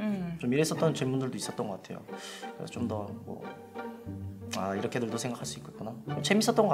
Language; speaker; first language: Korean; early bilingual, heritage; Korean